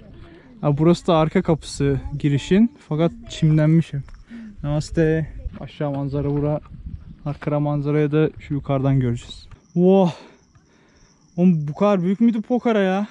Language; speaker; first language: Turkish; native; Turkish